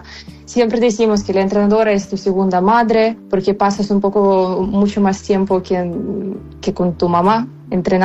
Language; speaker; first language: Spanish; non-native, fluent; Ukrainian